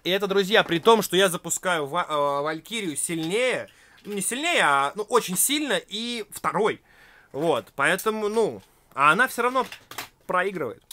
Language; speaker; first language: Russian; native; Russian